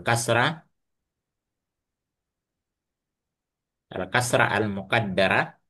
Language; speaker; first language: Arabic; non-native, fluent; Indonesian